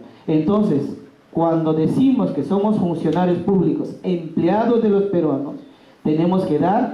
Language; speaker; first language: Spanish; native; Spanish